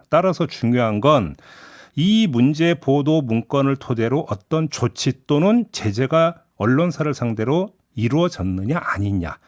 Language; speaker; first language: Korean; native; Korean